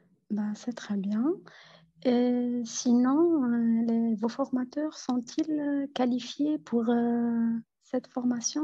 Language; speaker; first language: French; non-native, fluent; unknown